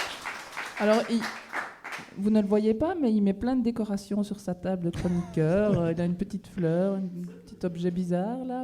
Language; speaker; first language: French; native; French